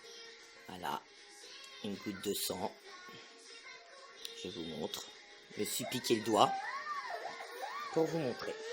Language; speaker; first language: French; native; French